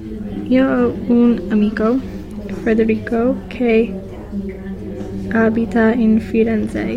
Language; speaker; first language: Italian; non-native, learner; English